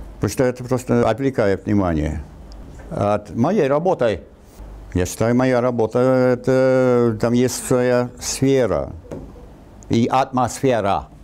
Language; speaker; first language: Russian; non-native, fluent; English